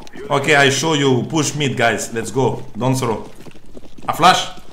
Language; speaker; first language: English; non-native, learner; French